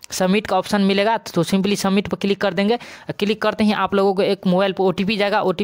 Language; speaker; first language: Hindi; native; Hindi